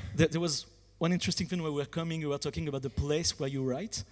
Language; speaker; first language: English; non-native, fluent; French